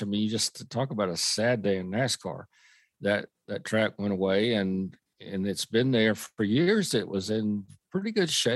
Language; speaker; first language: English; native; English